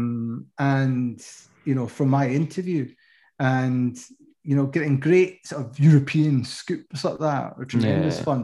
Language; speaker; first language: English; native; English